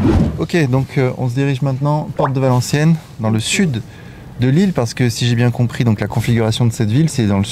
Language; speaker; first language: French; native; French